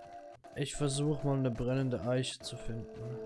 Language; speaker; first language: German; native; German